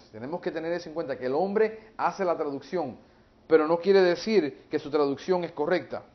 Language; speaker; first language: Spanish; early bilingual, heritage; English